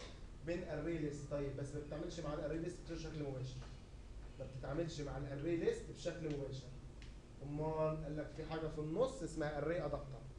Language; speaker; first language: Arabic; native; Arabic